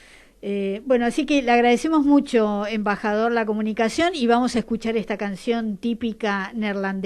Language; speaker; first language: Spanish; native; Spanish